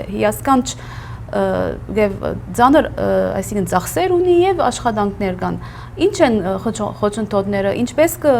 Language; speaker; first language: Armenian; early bilingual, heritage; Armenian